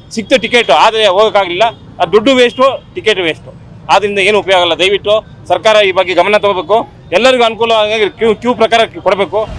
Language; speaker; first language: Kannada; native; Kannada